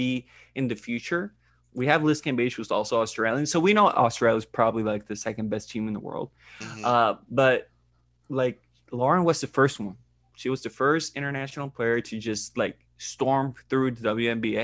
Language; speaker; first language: English; non-native, fluent; Spanish